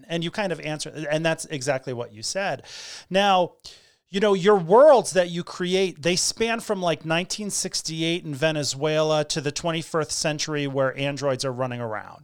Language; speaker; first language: English; native; English